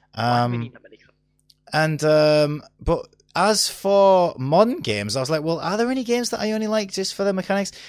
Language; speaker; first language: English; native; English